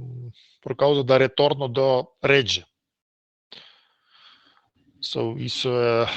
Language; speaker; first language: Portuguese; non-native, learner; Russian